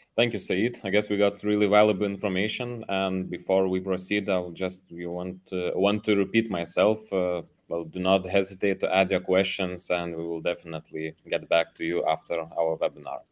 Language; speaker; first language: English; non-native, fluent; Lithuanian